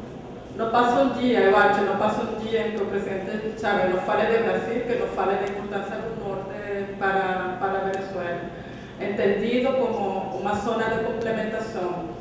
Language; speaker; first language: Portuguese; non-native, fluent; Spanish